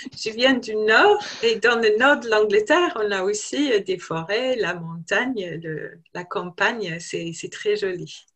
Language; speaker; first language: French; non-native, fluent; English